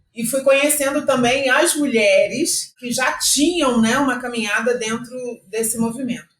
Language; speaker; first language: Portuguese; native; Portuguese